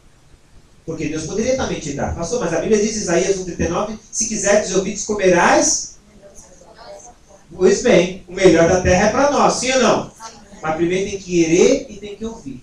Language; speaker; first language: Portuguese; native; Portuguese